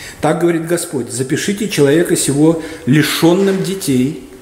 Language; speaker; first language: Russian; native; Russian